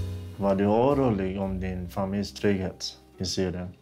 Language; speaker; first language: Swedish; non-native, fluent; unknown